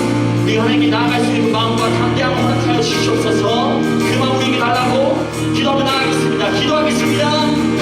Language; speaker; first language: Korean; native; Korean